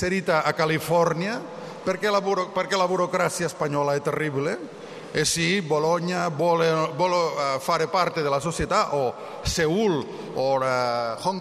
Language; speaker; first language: Italian; non-native, learner; Catalan